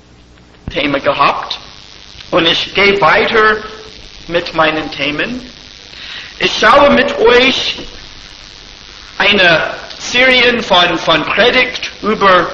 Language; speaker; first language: German; non-native, fluent; English